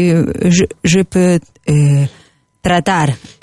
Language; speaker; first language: French; non-native, learner; Spanish